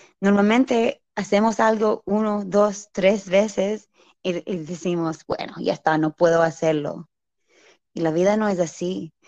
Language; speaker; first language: Spanish; non-native, learner; English